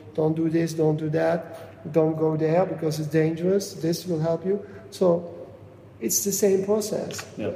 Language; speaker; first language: English; non-native, fluent; Dutch